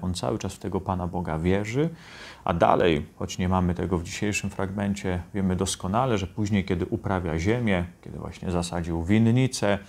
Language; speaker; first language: Polish; native; Polish